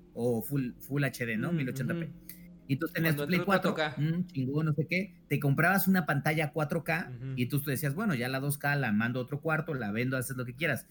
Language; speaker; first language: Spanish; native; Spanish